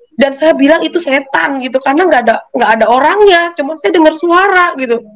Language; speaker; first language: Indonesian; native; Indonesian